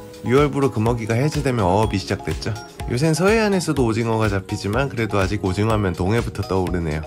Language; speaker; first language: Korean; native; Korean